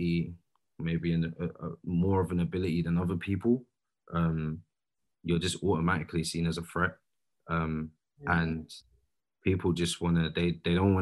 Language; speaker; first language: English; native; English